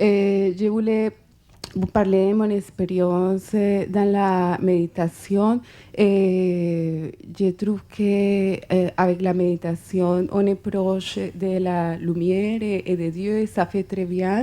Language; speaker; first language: French; non-native, fluent; Spanish